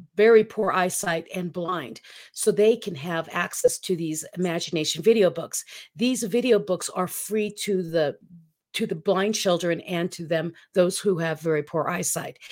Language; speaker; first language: English; non-native, local second language; Filipino